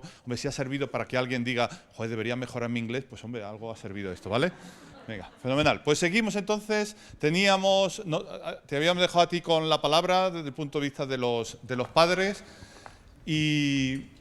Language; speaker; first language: Spanish; native; Spanish